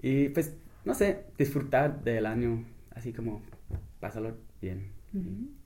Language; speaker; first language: Spanish; non-native, fluent; English